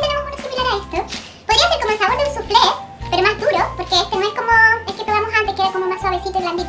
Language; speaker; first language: Spanish; native; Spanish